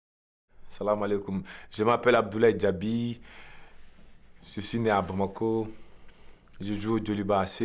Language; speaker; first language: French; non-native, local second language; Bambara